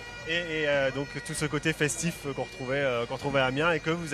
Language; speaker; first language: French; native; French